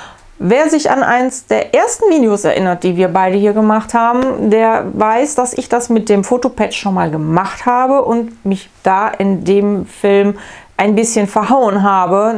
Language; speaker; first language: German; native; German